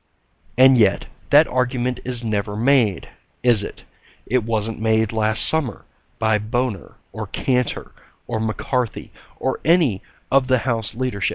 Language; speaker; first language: English; native; English